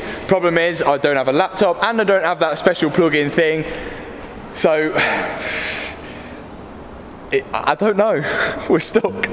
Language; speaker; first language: English; native; English